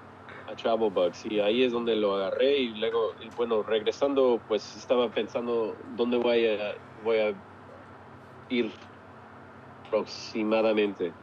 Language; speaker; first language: Spanish; early bilingual, heritage; English